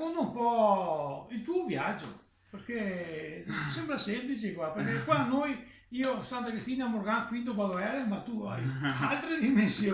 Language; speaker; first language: Italian; native; Italian